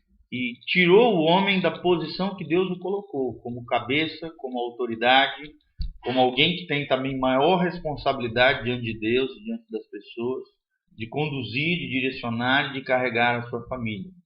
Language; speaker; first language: Portuguese; native; Portuguese